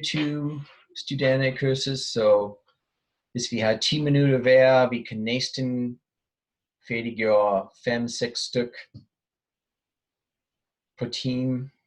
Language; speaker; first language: Danish; non-native, fluent; English